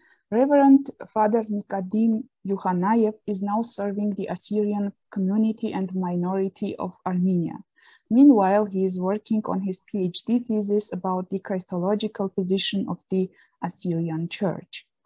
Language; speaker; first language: English; non-native, fluent; Armenian